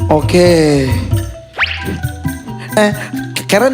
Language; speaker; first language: Indonesian; native; Indonesian